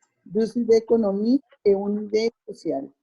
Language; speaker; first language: French; non-native, learner; Spanish